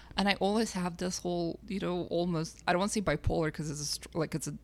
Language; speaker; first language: English; non-native, fluent; Russian